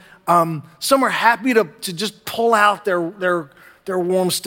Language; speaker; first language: English; native; English